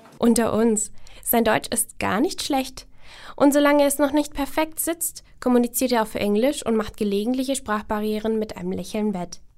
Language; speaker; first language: German; native; German